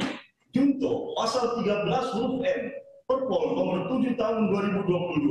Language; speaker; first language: Indonesian; native; Indonesian